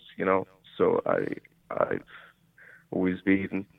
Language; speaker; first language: English; early bilingual, other home language; Portuguese